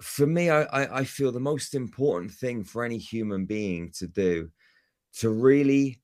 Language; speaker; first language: English; native; English